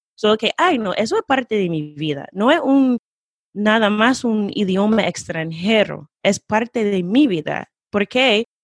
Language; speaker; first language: Spanish; non-native, fluent; English